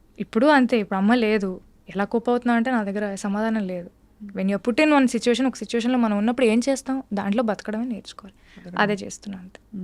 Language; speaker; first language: Telugu; native; Telugu